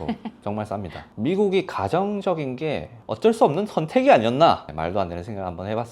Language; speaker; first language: Korean; non-native, local second language; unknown